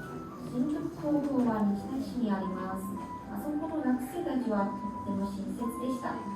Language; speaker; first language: Japanese; non-native, learner; Chinese